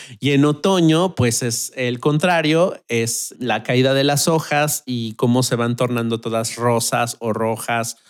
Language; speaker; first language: Spanish; native; Spanish